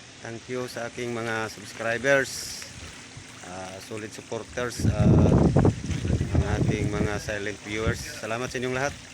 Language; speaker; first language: Filipino; non-native, local second language; Cebuano